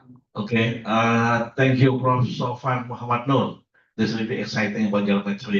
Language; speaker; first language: English; non-native, learner; Indonesian